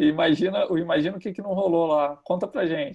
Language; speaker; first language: Portuguese; native; Portuguese